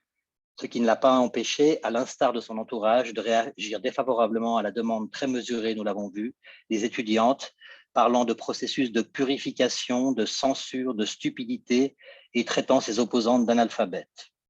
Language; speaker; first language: French; native; French